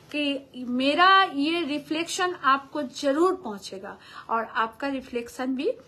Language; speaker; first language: Hindi; non-native, local second language; Bangla